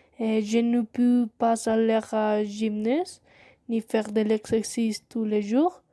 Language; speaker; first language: French; non-native, learner; Spanish